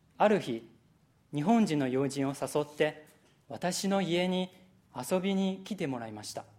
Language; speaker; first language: Japanese; non-native, fluent; Chinese